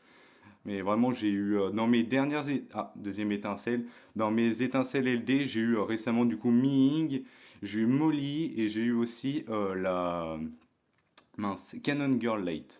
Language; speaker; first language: French; native; French